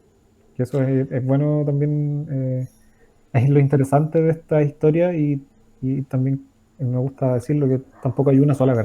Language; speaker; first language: Spanish; native; Spanish